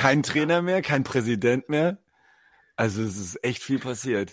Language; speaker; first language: German; native; German